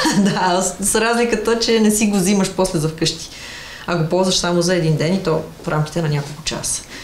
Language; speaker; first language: Bulgarian; early bilingual, other home language; Russian